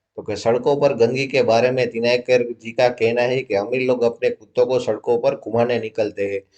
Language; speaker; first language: Hindi; non-native, local second language; Gujarati